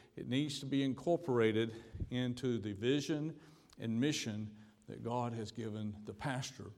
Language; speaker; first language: English; native; English